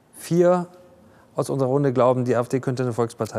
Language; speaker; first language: German; native; German